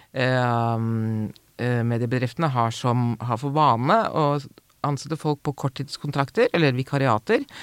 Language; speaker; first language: Norwegian; native; Norwegian